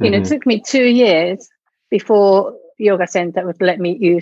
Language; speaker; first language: English; non-native, fluent; Japanese